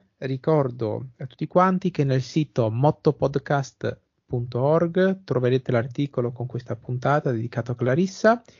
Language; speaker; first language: Italian; native; Italian